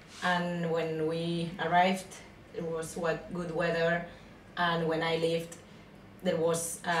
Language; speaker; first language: English; non-native, learner; Spanish